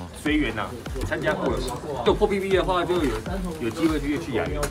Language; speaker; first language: Chinese; native; Chinese